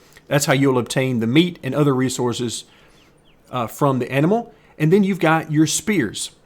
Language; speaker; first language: English; native; English